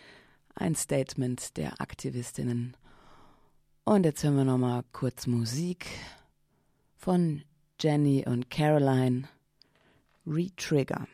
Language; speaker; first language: German; native; German